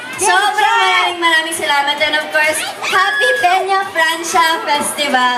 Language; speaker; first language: Filipino; non-native, local second language; Cebuano